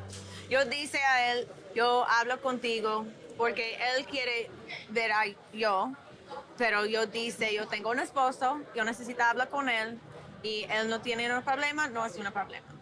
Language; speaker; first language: Spanish; non-native, learner; English